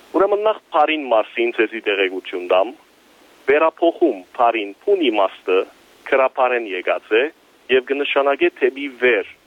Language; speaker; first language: Armenian; early bilingual, heritage; Armenian